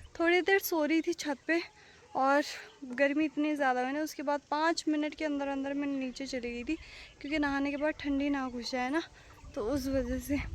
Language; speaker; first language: Hindi; non-native, local second language; Nepali